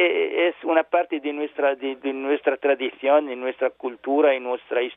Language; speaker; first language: Spanish; non-native, learner; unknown